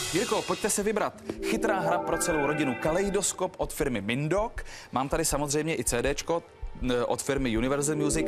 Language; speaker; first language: Czech; native; Czech